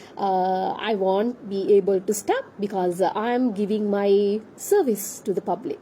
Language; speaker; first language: English; non-native, local second language; Tamil